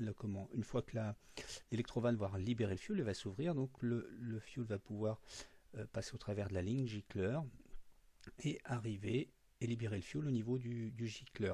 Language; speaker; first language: French; native; French